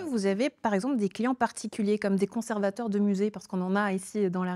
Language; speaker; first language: French; native; French